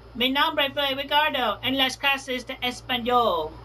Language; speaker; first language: Spanish; non-native, learner; English